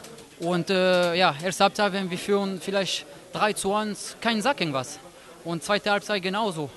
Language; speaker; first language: German; non-native, learner; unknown